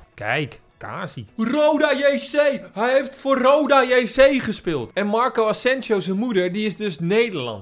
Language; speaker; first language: Dutch; native; Dutch